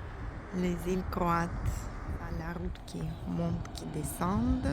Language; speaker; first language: French; non-native, fluent; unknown